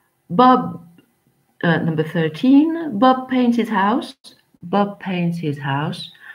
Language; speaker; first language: English; non-native, fluent; French